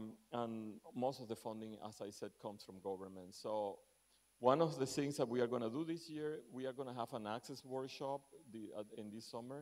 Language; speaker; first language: English; non-native, fluent; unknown